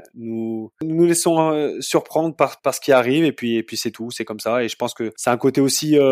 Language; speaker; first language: French; native; French